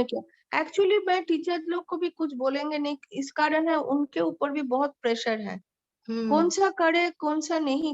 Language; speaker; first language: Hindi; non-native, local second language; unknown